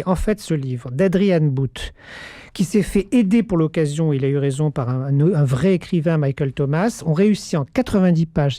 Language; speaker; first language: French; native; French